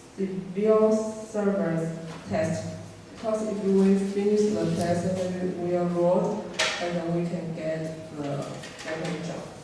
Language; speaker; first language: English; non-native, learner; Chinese